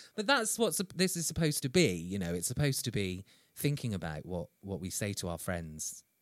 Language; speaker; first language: English; non-native, fluent; Swedish